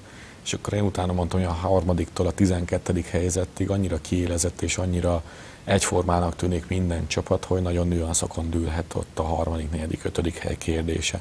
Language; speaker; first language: Hungarian; native; Hungarian